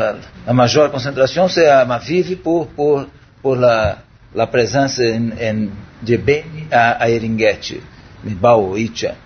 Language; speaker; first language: French; non-native, learner; Portuguese